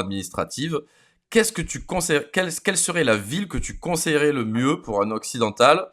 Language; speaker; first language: French; native; French